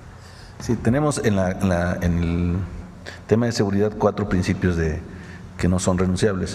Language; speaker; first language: Spanish; native; Spanish